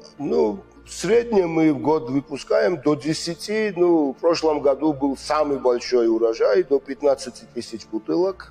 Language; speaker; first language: Russian; non-native, fluent; Georgian